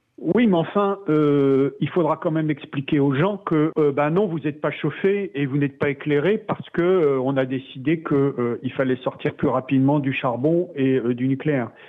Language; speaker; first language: French; native; French